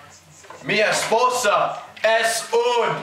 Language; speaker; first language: Spanish; non-native, learner; English